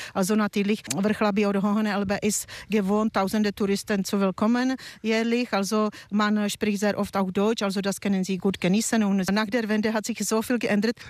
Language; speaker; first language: German; non-native, fluent; Czech